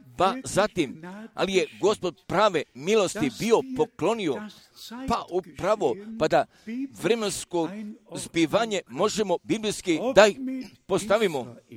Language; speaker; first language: Croatian; early bilingual, heritage; Serbian